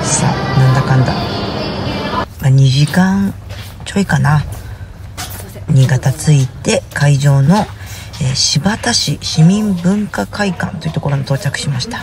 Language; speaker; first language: Japanese; native; Japanese